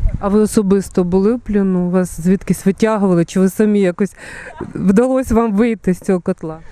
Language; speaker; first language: Ukrainian; native; Ukrainian